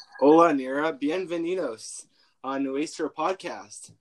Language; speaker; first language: Spanish; non-native, learner; English